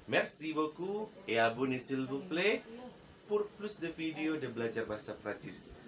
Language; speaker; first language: French; non-native, learner; Indonesian